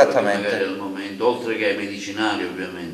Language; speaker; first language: Italian; native; Italian